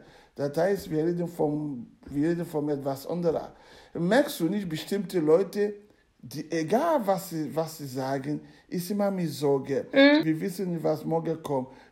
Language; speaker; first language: German; non-native, learner; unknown